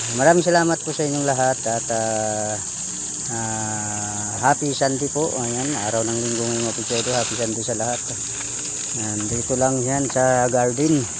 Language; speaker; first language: Filipino; native; Filipino